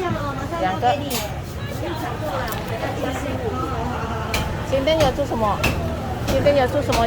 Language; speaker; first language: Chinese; non-native, fluent; Indonesian